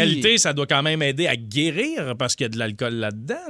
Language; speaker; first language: French; native; French